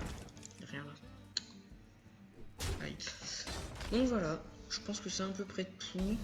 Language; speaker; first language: French; native; French